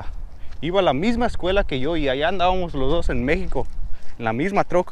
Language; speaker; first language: Spanish; early bilingual, heritage; Spanish